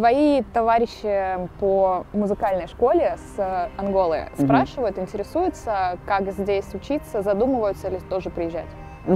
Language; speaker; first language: Russian; native; Russian